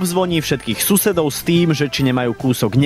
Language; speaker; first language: Slovak; native; Slovak